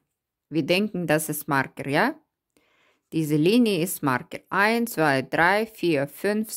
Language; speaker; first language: German; non-native, learner; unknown